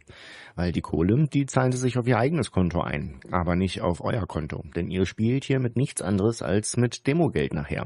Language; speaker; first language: German; native; German